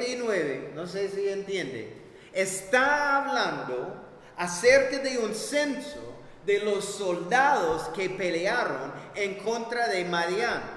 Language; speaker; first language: Spanish; non-native, fluent; English